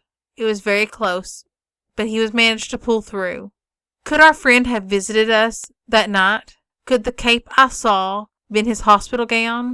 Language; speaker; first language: English; native; English